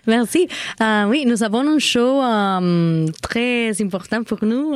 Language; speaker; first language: French; non-native, learner; Spanish